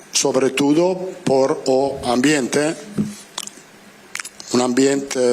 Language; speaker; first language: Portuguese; non-native, learner; Italian